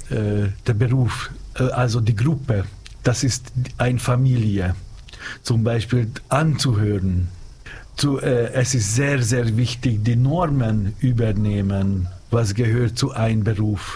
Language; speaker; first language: German; non-native, learner; Hungarian